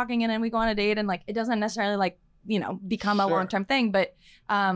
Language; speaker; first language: English; native; English